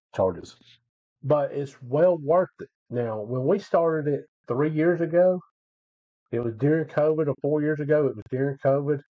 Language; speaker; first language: English; native; English